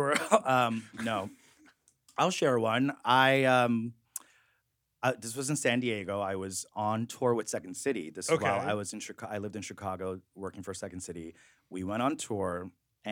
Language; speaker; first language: English; early bilingual, other home language; Korean